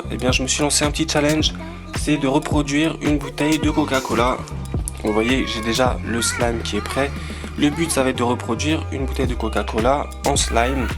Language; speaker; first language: French; native; French